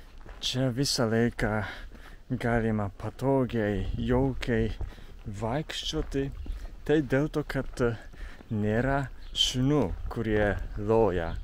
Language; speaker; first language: Lithuanian; non-native, learner; Japanese